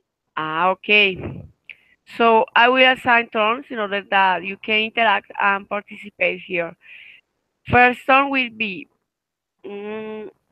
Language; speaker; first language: English; non-native, fluent; Spanish